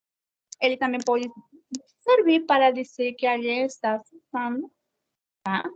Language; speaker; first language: Portuguese; non-native, fluent; Spanish